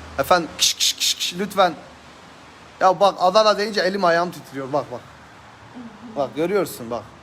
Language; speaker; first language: Turkish; native; Turkish